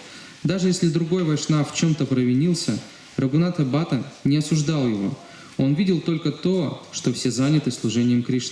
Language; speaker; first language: Russian; native; Russian